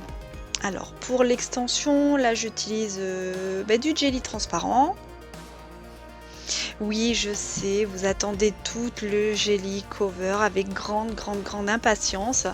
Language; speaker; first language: French; native; French